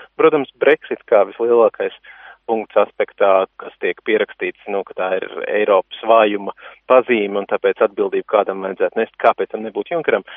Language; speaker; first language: Latvian; early bilingual, heritage; Latvian